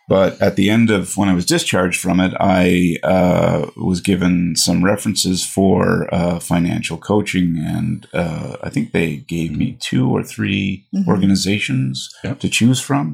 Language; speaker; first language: English; native; English